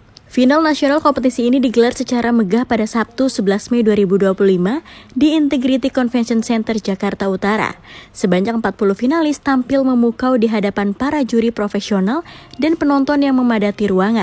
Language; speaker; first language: Indonesian; native; Indonesian